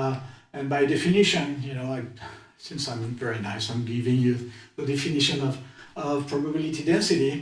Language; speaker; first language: English; non-native, fluent; French